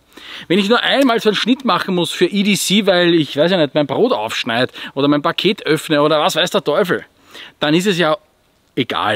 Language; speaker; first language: German; native; German